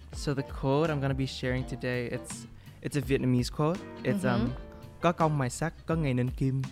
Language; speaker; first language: English; non-native, fluent; Vietnamese